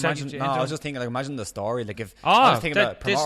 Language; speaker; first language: English; native; English